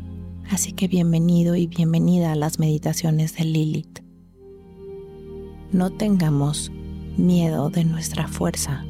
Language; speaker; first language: Spanish; native; Spanish